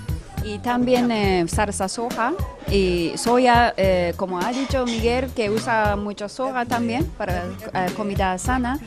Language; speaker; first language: Spanish; non-native, fluent; Japanese